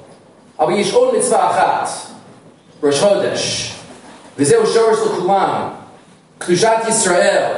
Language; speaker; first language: Hebrew; non-native, fluent; English